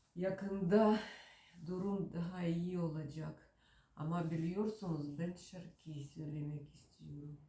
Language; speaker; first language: Turkish; early bilingual, heritage; Ukrainian